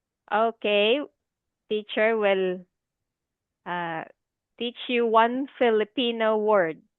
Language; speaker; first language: English; non-native, fluent; Filipino